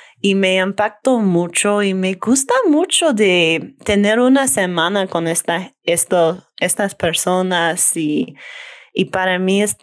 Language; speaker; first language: Spanish; non-native, learner; English